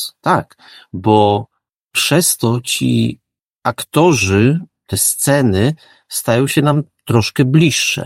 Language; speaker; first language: Polish; native; Polish